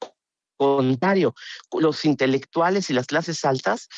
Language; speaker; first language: Spanish; native; Spanish